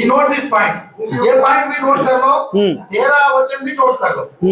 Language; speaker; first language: Hindi; non-native, local second language; Telugu